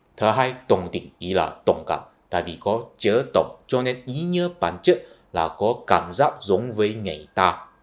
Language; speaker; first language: Vietnamese; non-native, fluent; Chinese